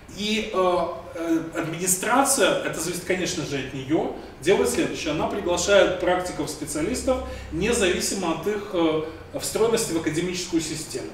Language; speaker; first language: Russian; native; Russian